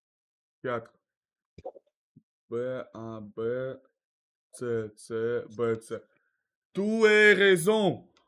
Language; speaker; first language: French; non-native, learner; Russian